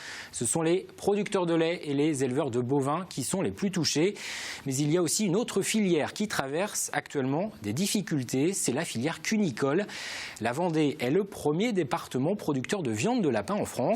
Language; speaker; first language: French; native; French